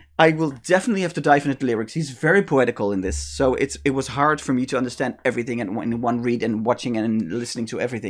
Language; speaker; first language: English; non-native, fluent; Dutch